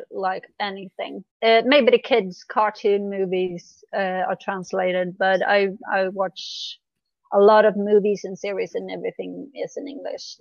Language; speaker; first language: English; non-native, fluent; Swedish